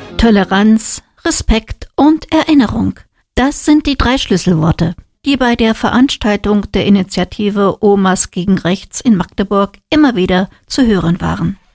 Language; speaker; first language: German; native; German